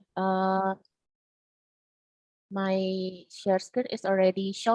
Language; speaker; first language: English; non-native, learner; Indonesian